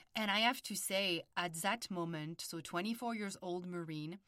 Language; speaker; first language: English; non-native, fluent; French